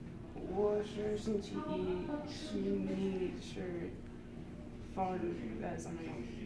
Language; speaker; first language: Chinese; non-native, learner; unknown